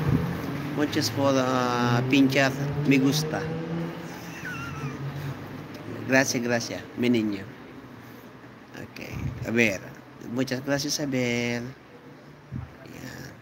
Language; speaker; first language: Spanish; non-native, learner; Iloko